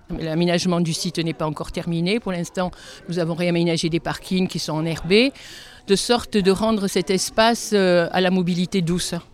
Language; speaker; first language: French; native; French